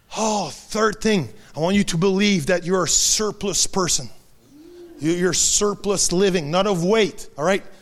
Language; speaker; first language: English; non-native, fluent; French